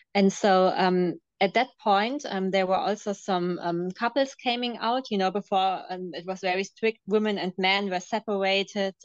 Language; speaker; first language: English; non-native, fluent; German